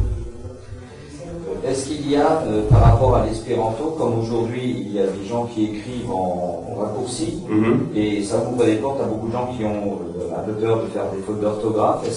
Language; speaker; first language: French; native; French